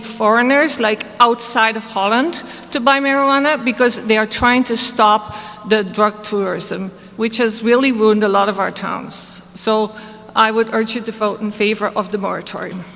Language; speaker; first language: English; non-native, fluent; Dutch